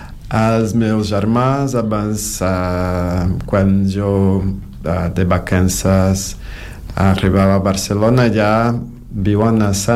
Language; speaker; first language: Catalan; non-native, learner; Portuguese